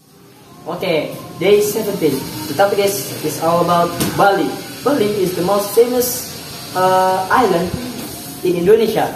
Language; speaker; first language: English; non-native, learner; Indonesian